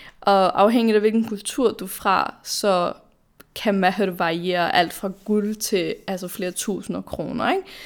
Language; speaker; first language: Danish; early bilingual, other home language; Arabic